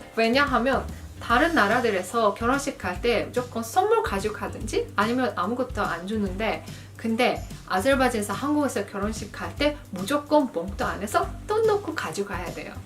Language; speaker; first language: Korean; non-native, fluent; Azerbaijani